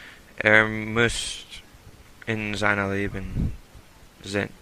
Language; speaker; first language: German; non-native, learner; English